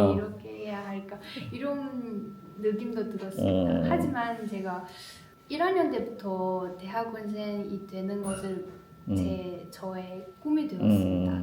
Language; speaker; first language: Korean; non-native, learner; Chinese